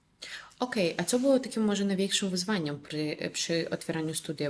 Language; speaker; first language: Polish; non-native, fluent; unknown